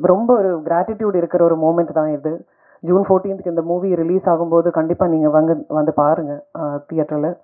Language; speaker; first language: Tamil; non-native, fluent; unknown